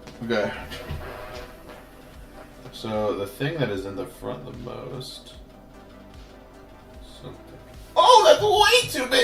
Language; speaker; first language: English; native; English